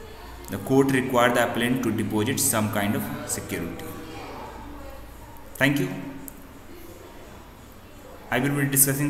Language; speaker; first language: English; non-native, local second language; Hindi